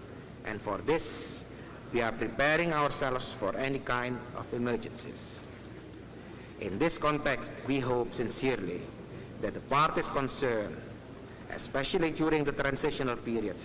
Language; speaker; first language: English; non-native, fluent; Indonesian